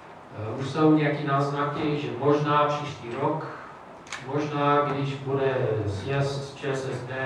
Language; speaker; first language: Czech; non-native, fluent; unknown